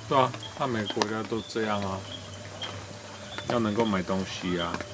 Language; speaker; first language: Chinese; non-native, fluent; English